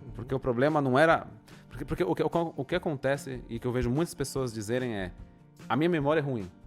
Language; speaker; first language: Portuguese; native; Portuguese